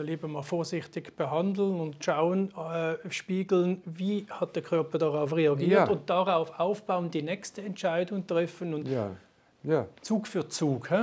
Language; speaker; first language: German; native; German